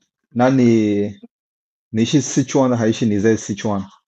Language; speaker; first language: Chinese; non-native, fluent; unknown